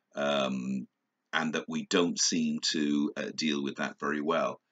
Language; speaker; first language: English; native; English